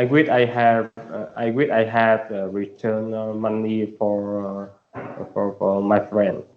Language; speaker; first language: English; non-native, learner; Vietnamese